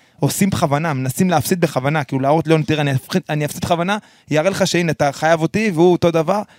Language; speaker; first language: Hebrew; early bilingual, other home language; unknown